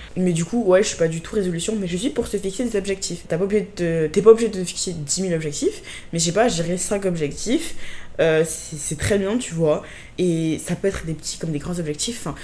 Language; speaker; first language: French; native; French